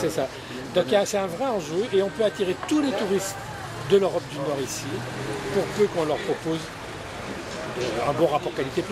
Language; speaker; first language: French; native; French